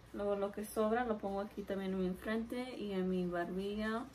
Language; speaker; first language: Spanish; early bilingual, heritage; Spanish